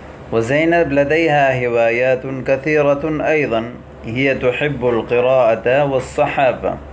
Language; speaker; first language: Arabic; non-native, fluent; Urdu